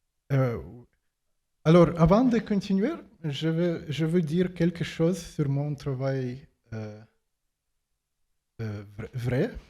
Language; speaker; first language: French; non-native, fluent; Ukrainian